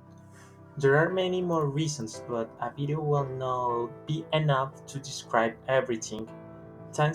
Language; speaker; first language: English; non-native, learner; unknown